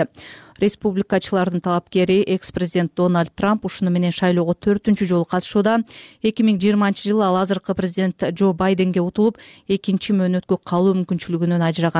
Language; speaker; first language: Kyrgyz; native; Kyrgyz